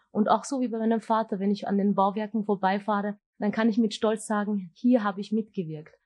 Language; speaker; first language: German; early bilingual, other home language; Turkish